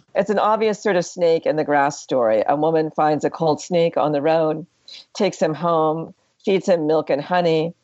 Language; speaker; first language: English; native; English